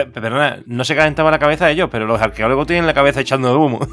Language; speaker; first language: Spanish; native; Spanish